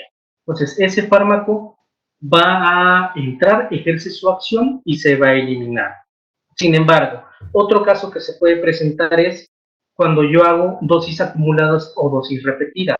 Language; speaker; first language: Spanish; native; Spanish